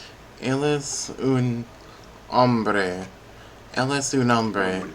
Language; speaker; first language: Spanish; non-native, learner; English